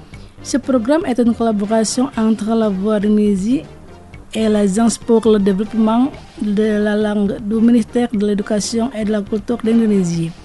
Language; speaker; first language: French; non-native, fluent; Indonesian